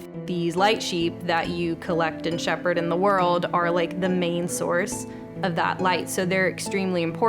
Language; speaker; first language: English; native; English